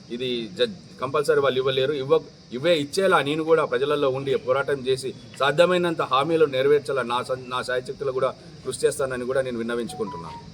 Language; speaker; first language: Telugu; native; Telugu